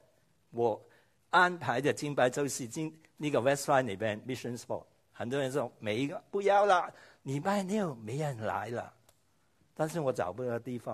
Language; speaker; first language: Chinese; non-native, local second language; Cantonese